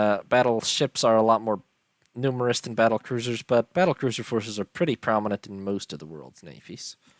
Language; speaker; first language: English; native; English